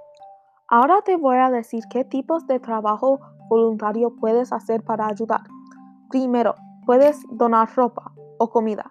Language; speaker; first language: Spanish; non-native, learner; English